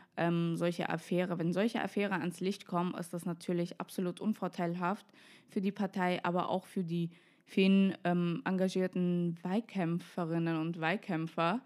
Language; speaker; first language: German; non-native, fluent; Russian